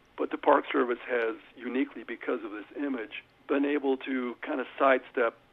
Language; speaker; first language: English; native; English